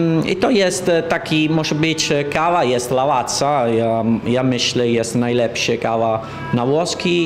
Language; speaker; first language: Polish; non-native, learner; Italian